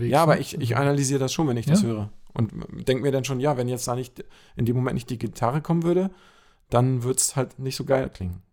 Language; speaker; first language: German; native; German